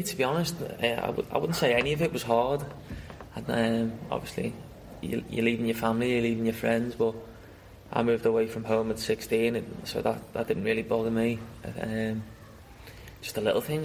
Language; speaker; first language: English; native; English